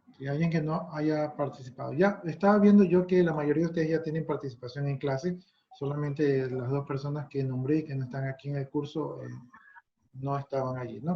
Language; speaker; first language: Spanish; native; Spanish